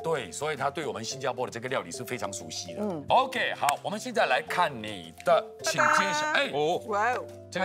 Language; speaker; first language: Chinese; native; Chinese